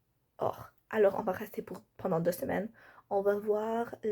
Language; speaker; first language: French; non-native, learner; English